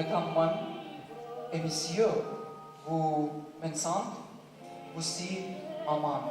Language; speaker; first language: French; non-native, learner; Russian